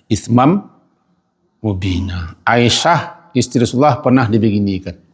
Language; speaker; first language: Malay; non-native, local second language; Minangkabau